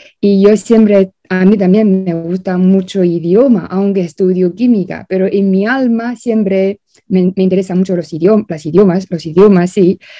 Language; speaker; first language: Spanish; non-native, fluent; Chinese